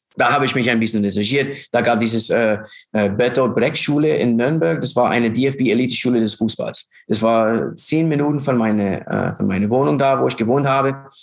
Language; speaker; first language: German; non-native, fluent; English